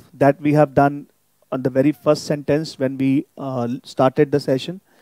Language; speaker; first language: English; non-native, local second language; Hindi